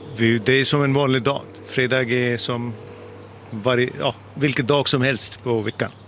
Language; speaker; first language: Swedish; non-native, fluent; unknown